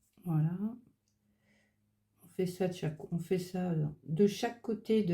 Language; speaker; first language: French; native; French